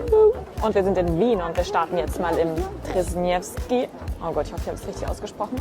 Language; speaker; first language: German; native; German